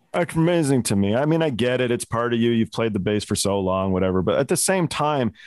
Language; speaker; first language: English; native; English